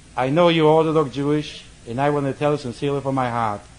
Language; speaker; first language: English; non-native, fluent; Polish